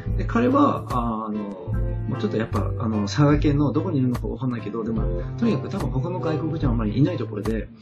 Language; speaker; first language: Japanese; non-native, fluent; English